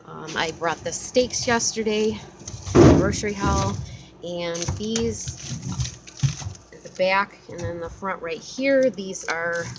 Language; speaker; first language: English; native; English